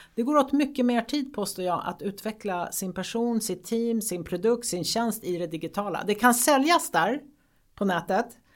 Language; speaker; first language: Swedish; early bilingual, other home language; Greek